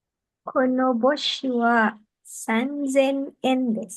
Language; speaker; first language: Japanese; non-native, learner; Filipino